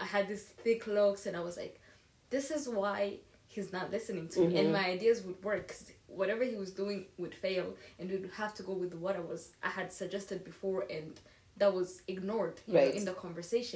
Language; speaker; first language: English; non-native, local second language; Kinyarwanda